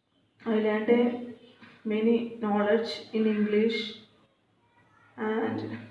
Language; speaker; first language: English; non-native, learner; Malayalam